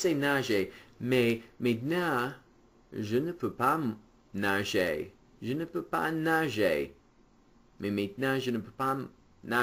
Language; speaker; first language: French; non-native, fluent; English